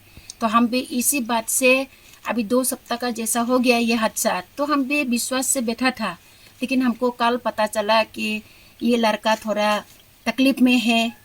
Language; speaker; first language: Hindi; non-native, local second language; Garo